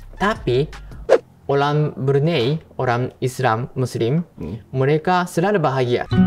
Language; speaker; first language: Indonesian; non-native, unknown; Japanese